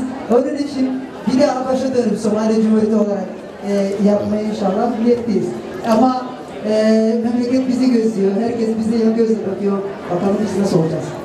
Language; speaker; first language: Turkish; non-native, fluent; Somali